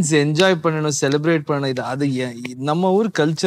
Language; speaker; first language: Tamil; non-native, local second language; Kannada